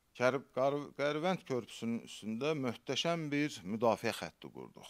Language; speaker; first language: Azerbaijani; native; Azerbaijani